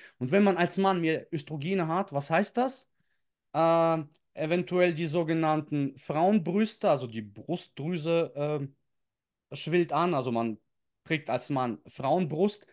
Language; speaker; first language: German; early bilingual, other home language; Russian